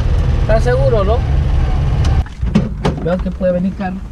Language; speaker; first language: Spanish; native; Spanish